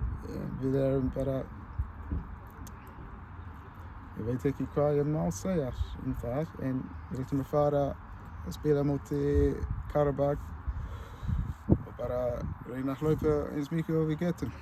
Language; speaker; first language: Icelandic; non-native, learner; English